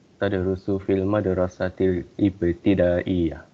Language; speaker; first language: Arabic; non-native, fluent; Malay